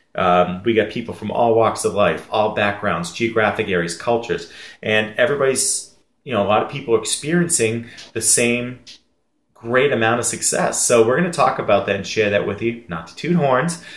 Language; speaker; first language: English; native; English